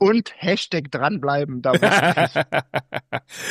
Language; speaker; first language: German; native; German